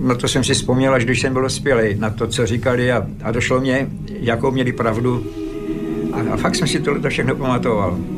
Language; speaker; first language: Czech; early bilingual, other home language; Slovak